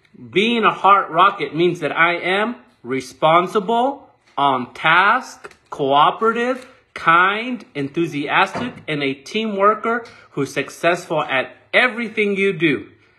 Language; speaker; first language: English; native; English